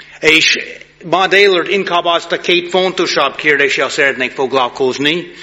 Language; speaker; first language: Hungarian; non-native, fluent; English